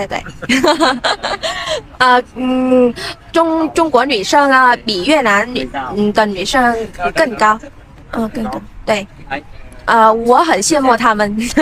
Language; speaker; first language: Chinese; non-native, learner; Vietnamese